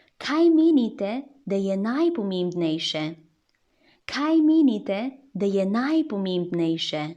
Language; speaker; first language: Slovenian; non-native, fluent; Chinese